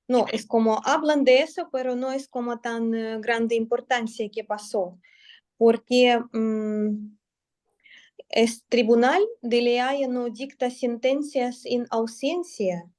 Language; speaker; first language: Spanish; non-native, learner; Russian